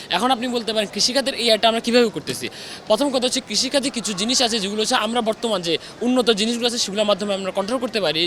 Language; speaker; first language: Bangla; native; Bangla